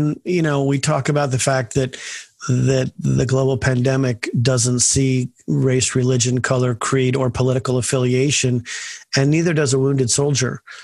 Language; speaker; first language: English; native; English